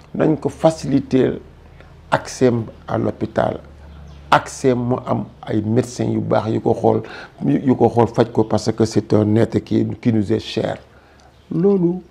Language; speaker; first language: French; non-native, local second language; Wolof